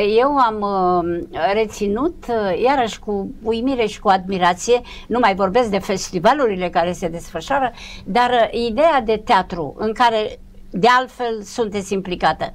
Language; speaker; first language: Romanian; native; Romanian